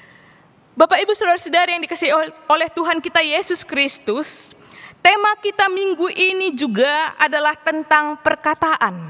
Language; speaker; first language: Indonesian; native; Indonesian